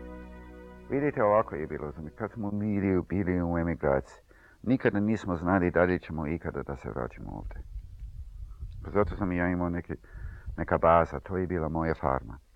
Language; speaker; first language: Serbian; early bilingual, heritage; Serbian